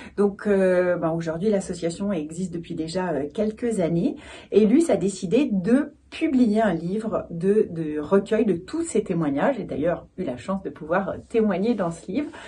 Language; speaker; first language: French; native; French